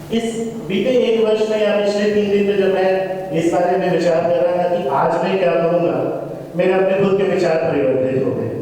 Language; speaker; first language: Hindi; native; Hindi